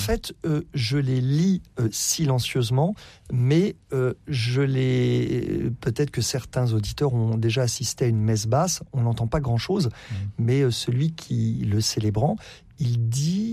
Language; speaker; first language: French; native; French